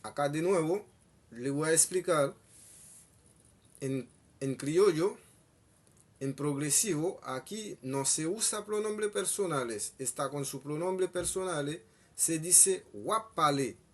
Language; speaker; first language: Spanish; non-native, fluent; Haitian Creole